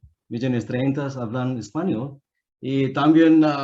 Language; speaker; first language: Spanish; non-native, learner; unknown